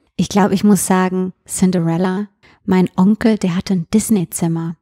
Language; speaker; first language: German; native; German